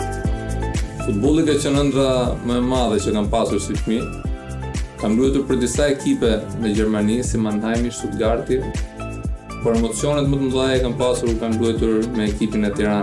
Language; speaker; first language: Albanian; early bilingual, heritage; Albanian